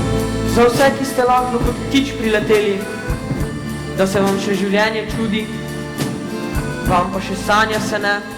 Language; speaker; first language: Slovenian; native; Slovenian